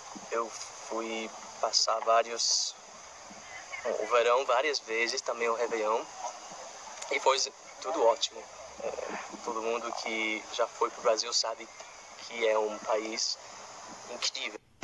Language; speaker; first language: Portuguese; non-native, fluent; English